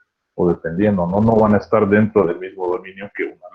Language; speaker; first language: Spanish; native; Spanish